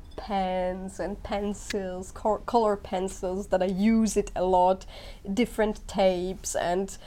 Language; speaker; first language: English; non-native, fluent; Polish